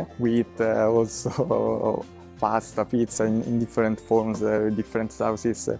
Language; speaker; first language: English; non-native, fluent; Italian